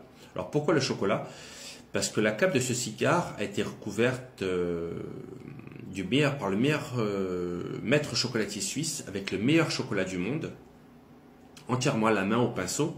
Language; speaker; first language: French; native; French